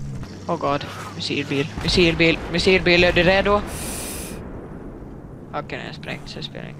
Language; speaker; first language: Swedish; native; Swedish